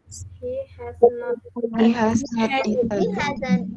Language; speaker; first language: English; non-native, learner; Indonesian